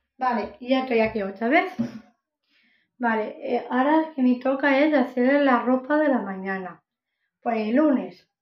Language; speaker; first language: Spanish; non-native, local second language; Catalan